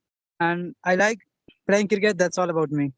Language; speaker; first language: English; non-native, learner; Hindi